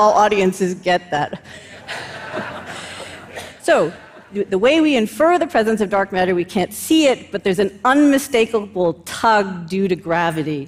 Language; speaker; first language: English; native; English